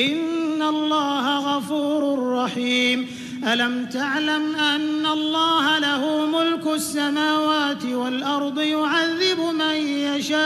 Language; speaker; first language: Arabic; native; Arabic